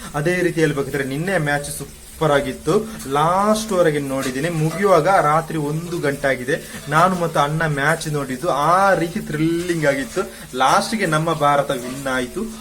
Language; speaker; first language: Kannada; non-native, local second language; Tulu